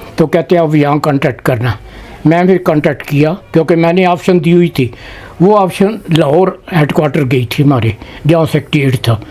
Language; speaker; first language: Urdu; non-native, local second language; Punjabi